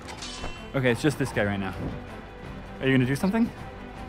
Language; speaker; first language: English; native; English